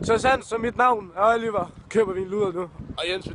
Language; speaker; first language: Danish; native; Danish